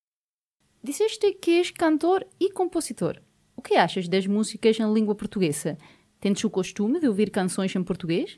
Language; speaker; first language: Portuguese; native; Portuguese